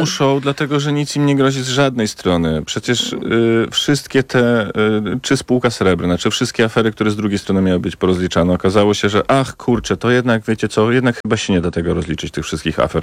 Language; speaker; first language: Polish; native; Polish